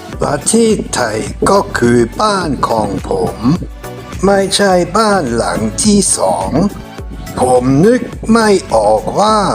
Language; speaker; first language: Thai; non-native, fluent; German